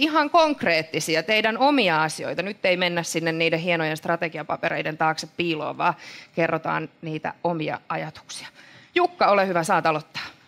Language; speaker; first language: Finnish; native; Finnish